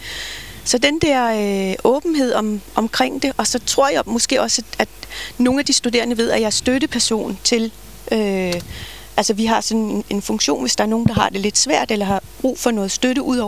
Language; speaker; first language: Danish; native; Danish